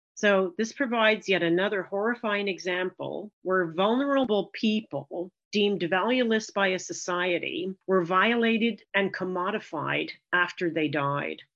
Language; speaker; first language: English; native; English